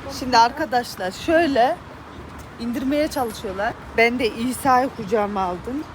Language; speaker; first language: Turkish; native; Turkish